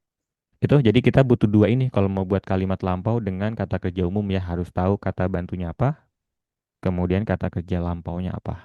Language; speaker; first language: Indonesian; native; Indonesian